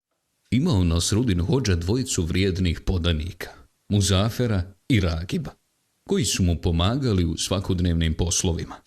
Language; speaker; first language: Bosnian; native; Bosnian